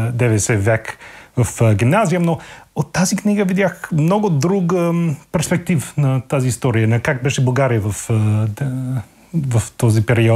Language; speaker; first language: Bulgarian; non-native, learner; English